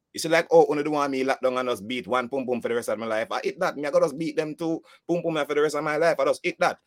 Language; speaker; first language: English; native; English